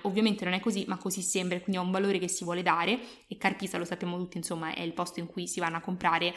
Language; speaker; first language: Italian; native; Italian